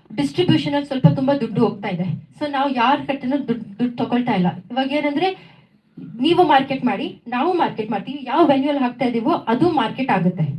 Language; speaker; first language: Kannada; non-native, local second language; Tamil